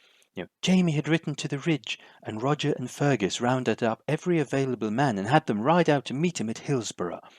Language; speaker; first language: English; native; English